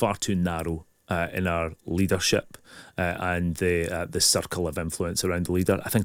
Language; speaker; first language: English; native; English